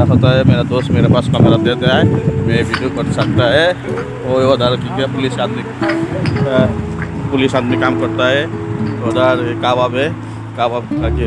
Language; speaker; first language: Hindi; non-native, learner; Nepali